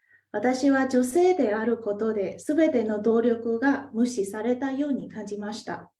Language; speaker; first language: Japanese; non-native, fluent; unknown